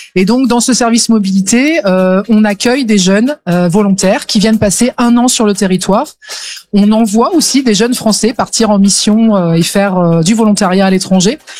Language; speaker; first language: French; native; French